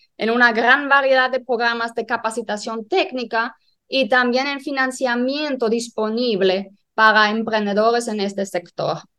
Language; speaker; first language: Spanish; non-native, fluent; German